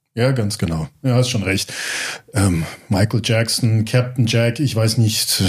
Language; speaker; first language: German; early bilingual, other home language; English